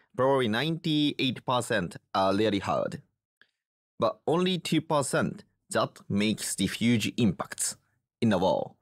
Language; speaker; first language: English; non-native, fluent; Japanese